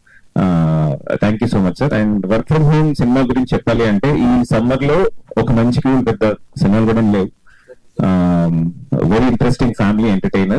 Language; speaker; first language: Telugu; native; Telugu